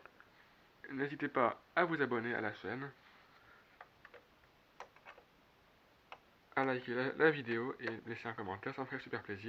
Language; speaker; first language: French; native; French